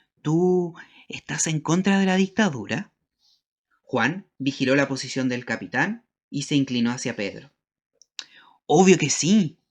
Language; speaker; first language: Spanish; native; Spanish